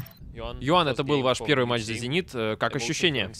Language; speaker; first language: Russian; native; Russian